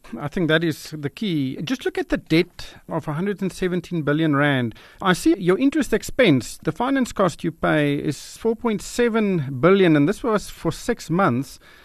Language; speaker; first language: English; non-native, local second language; Afrikaans